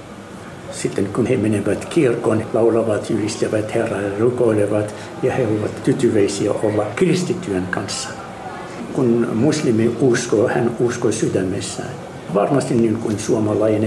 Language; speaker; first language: Finnish; non-native, fluent; Arabic